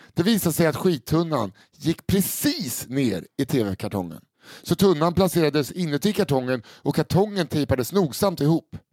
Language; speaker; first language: Swedish; native; Swedish